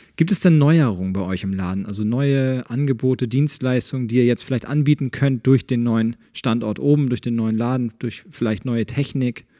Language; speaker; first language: German; native; German